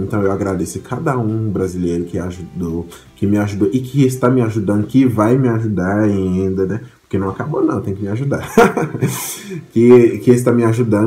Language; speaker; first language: Portuguese; non-native, fluent; Haitian Creole